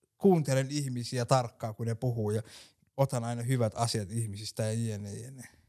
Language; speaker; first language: Finnish; early bilingual, other home language; Somali